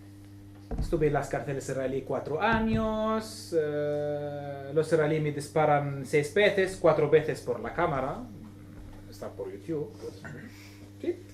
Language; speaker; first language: Spanish; non-native, learner; Arabic